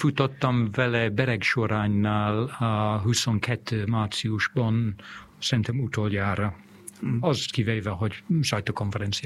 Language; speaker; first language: Hungarian; non-native, fluent; English